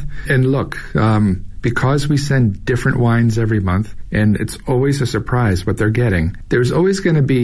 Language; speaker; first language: English; native; English